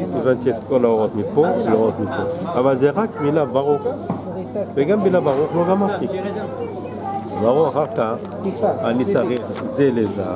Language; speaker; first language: Hebrew; non-native, fluent; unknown